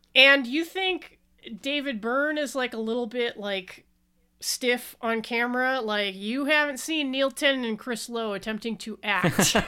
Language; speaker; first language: English; native; English